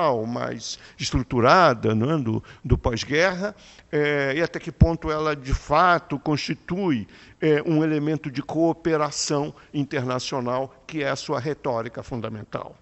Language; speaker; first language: Portuguese; native; Portuguese